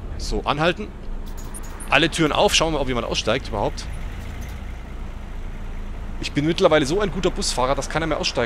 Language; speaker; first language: German; native; German